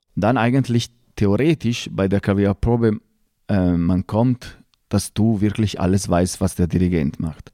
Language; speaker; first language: German; non-native, fluent; Italian